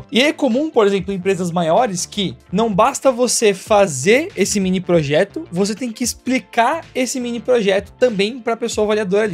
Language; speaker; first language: Portuguese; native; Portuguese